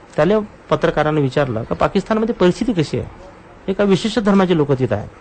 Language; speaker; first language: Marathi; non-native, local second language; Urdu